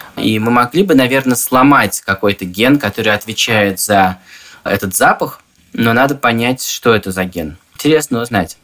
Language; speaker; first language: Russian; native; Russian